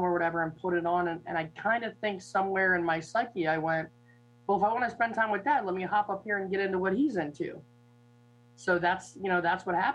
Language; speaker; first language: English; native; English